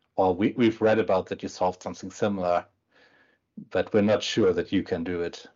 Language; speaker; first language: English; non-native, fluent; German